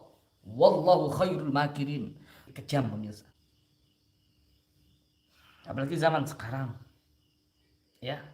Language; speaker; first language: Indonesian; native; Indonesian